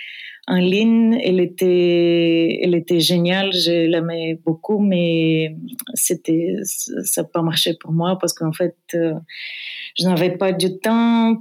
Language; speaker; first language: French; non-native, fluent; Bulgarian